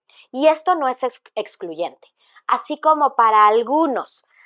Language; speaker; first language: Spanish; native; Spanish